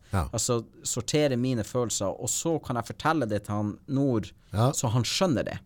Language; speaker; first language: Norwegian; native; Norwegian